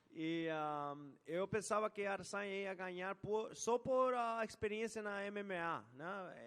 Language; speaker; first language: Portuguese; non-native, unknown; English